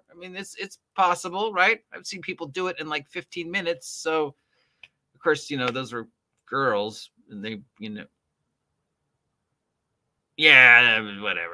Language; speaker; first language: English; native; English